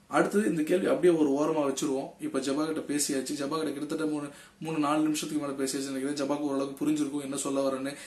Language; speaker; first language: Tamil; non-native, local second language; Telugu